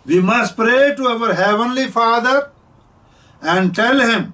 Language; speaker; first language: English; non-native, local second language; Punjabi